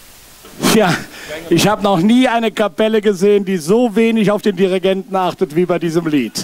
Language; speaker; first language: German; native; German